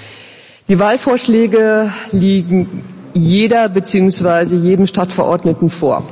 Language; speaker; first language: German; native; German